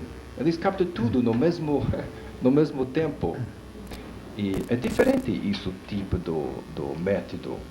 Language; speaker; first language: Portuguese; non-native, fluent; English